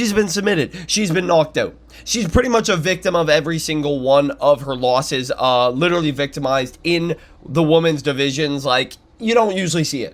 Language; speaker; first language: English; native; English